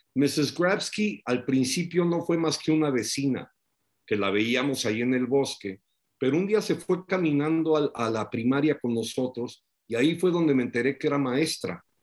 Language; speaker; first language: Spanish; native; Spanish